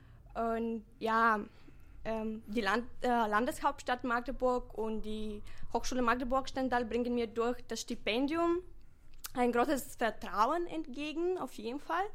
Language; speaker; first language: German; non-native, fluent; Bulgarian